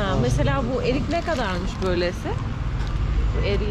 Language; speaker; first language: Turkish; native; Turkish